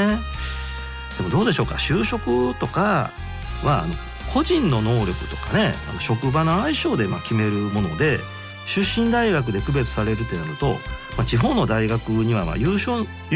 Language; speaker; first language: Japanese; native; Japanese